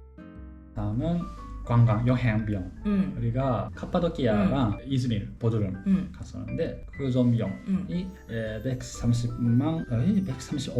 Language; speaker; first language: Korean; non-native, learner; Japanese